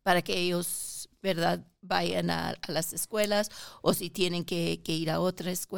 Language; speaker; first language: Spanish; early bilingual, heritage; Spanish